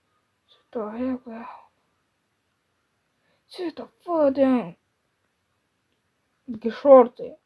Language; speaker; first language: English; non-native, learner; Lithuanian